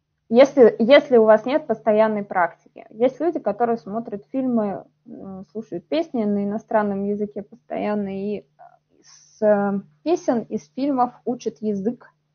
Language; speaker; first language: Russian; native; Russian